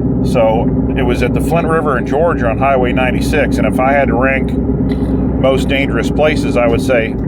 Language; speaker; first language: English; native; English